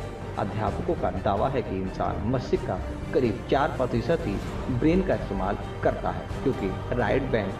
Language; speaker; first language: Hindi; native; Hindi